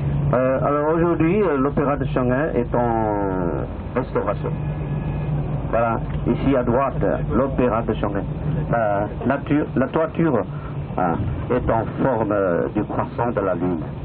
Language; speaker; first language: French; non-native, fluent; Chinese